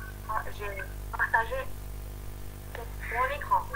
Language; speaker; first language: French; non-native, learner; Arabic